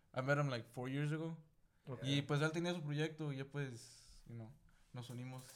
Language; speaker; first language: Spanish; early bilingual, heritage; Spanish